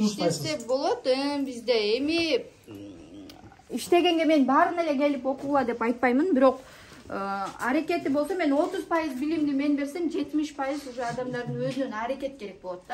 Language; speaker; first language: Kyrgyz; native; Kyrgyz